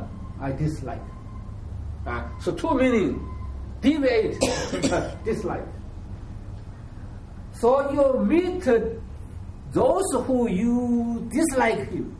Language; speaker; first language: English; non-native, learner; Chinese